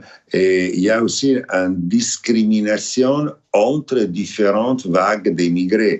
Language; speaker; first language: French; non-native, fluent; Italian